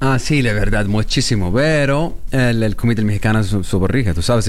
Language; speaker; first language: Spanish; non-native, learner; Arabic